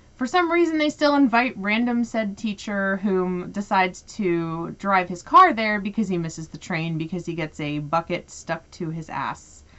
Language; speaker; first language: English; native; English